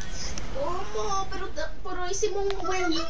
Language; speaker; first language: Spanish; early bilingual, heritage; Spanish